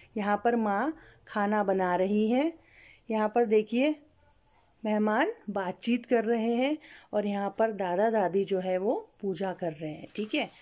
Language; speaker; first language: Hindi; native; Hindi